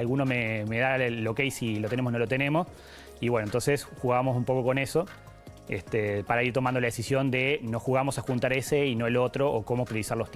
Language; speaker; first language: Spanish; native; Spanish